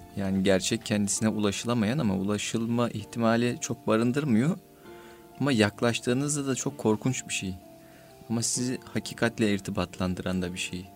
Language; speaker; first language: Turkish; native; Turkish